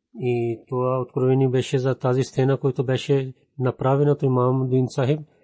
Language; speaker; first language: Bulgarian; non-native, fluent; Urdu